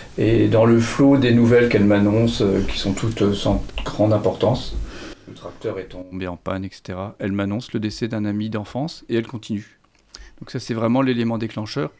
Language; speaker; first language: French; non-native, local second language; German